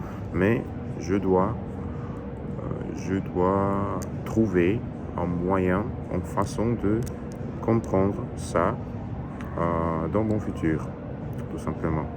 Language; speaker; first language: French; non-native, learner; Russian